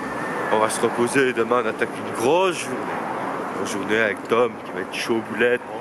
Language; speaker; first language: French; native; French